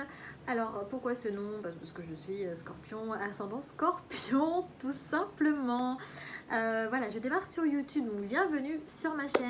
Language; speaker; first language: French; native; French